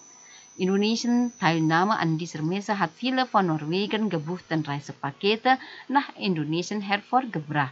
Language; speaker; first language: German; non-native, fluent; Indonesian